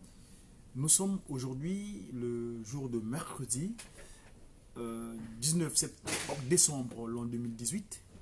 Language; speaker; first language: French; non-native, local second language; Kongo